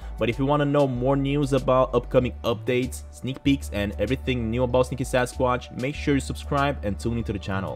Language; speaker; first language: English; non-native, fluent; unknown